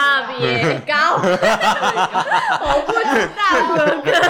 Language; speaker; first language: Chinese; non-native, learner; Japanese